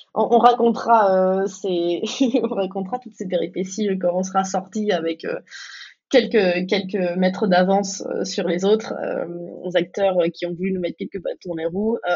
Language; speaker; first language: French; native; French